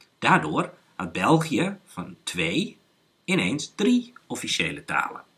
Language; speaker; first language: Dutch; native; Dutch